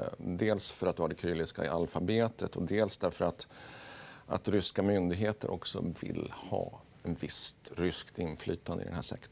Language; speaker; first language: Swedish; native; Swedish